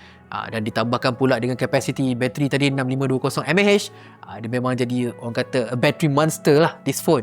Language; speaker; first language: Malay; native; Malay